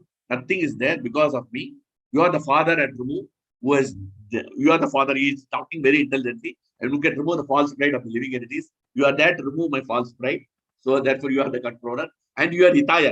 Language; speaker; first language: English; non-native, local second language; Hindi